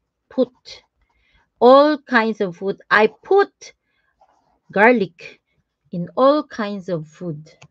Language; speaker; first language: English; non-native, local second language; Filipino